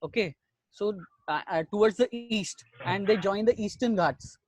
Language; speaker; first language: English; non-native, local second language; Marathi